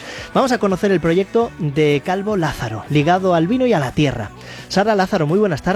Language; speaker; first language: Spanish; native; Spanish